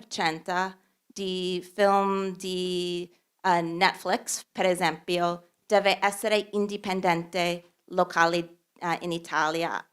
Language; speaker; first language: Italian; non-native, learner; English